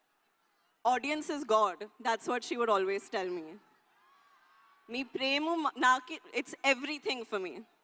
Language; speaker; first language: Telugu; non-native, learner; Hindi